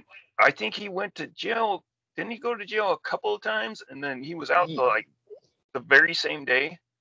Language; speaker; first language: English; native; English